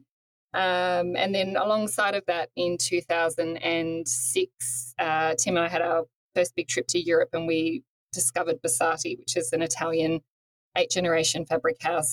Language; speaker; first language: English; native; English